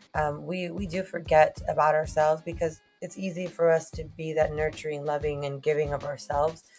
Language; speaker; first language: English; early bilingual, other home language; Spanish